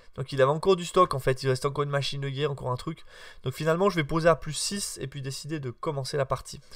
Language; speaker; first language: French; native; French